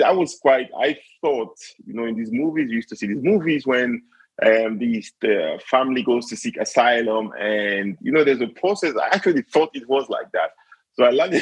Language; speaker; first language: English; non-native, local second language; Krio